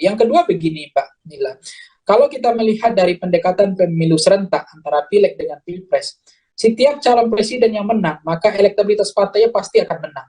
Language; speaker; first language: Indonesian; native; Indonesian